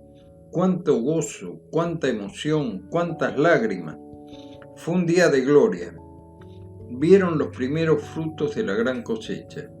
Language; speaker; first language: Spanish; native; Spanish